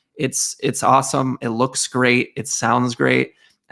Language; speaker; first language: English; native; English